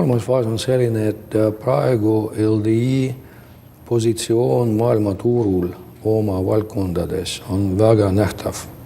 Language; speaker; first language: Estonian; non-native, local second language; Russian